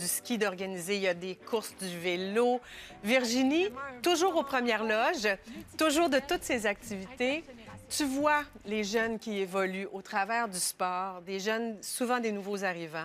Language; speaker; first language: French; native; French